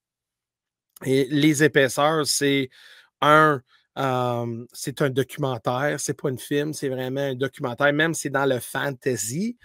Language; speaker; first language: French; native; French